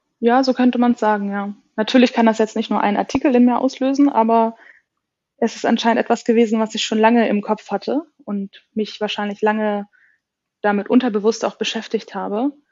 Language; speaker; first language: German; early bilingual, other home language; Turkish